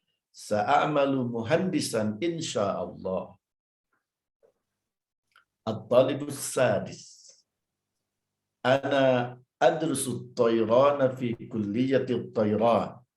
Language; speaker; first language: Arabic; non-native, fluent; Indonesian